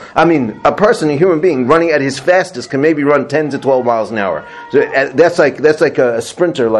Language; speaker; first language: English; native; English